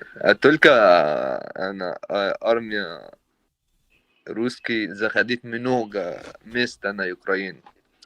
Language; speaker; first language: Russian; non-native, learner; Arabic